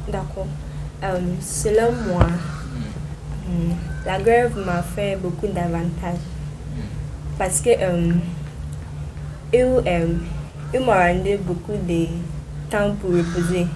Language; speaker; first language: French; non-native, learner; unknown